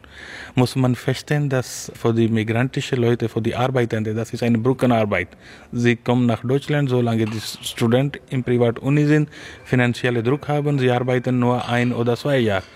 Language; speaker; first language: German; non-native, learner; Urdu